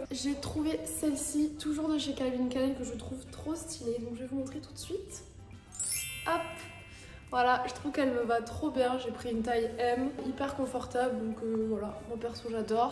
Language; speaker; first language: French; native; French